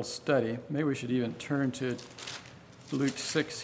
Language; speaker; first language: English; native; English